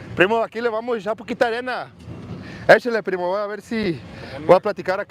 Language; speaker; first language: Spanish; early bilingual, heritage; Spanish